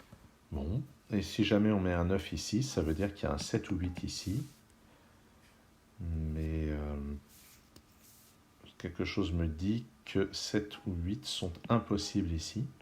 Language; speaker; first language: French; native; French